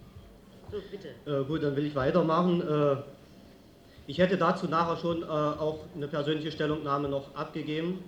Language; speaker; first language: German; native; German